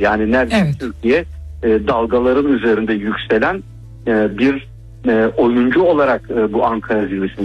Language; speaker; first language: Turkish; native; Turkish